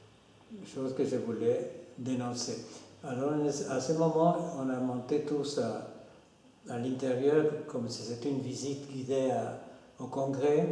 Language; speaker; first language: French; non-native, fluent; Spanish